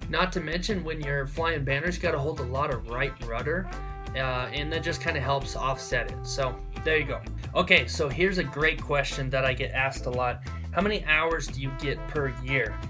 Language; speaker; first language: English; native; English